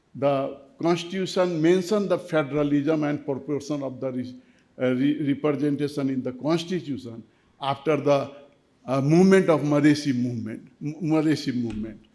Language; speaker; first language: English; non-native, local second language; Nepali